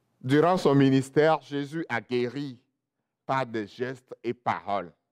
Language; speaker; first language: French; non-native, local second language; Ewe